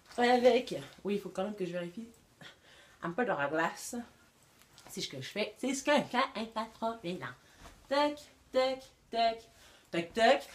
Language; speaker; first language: French; native; French